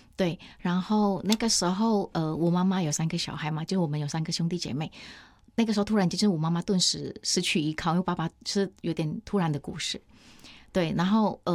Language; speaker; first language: Chinese; non-native, fluent; Indonesian